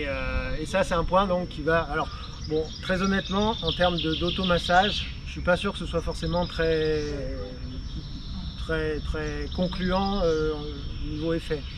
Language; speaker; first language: French; native; French